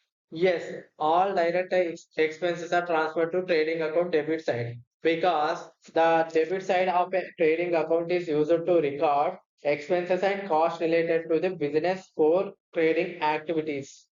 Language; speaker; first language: English; non-native, local second language; Telugu